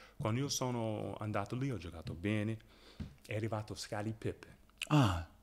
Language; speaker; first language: Italian; non-native, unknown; English